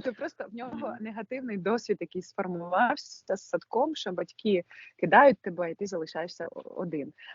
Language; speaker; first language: Ukrainian; non-native, local second language; Russian